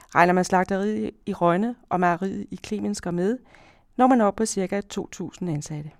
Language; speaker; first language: Danish; native; Danish